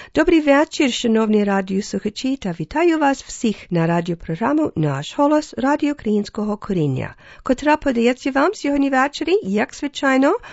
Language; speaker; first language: Ukrainian; early bilingual, other home language; English